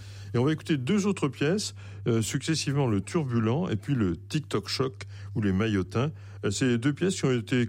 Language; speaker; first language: French; native; French